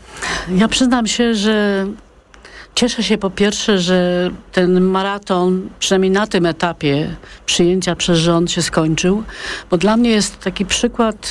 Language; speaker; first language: Polish; native; Polish